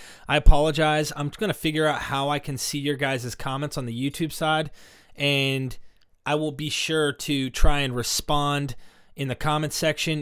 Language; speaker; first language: English; native; English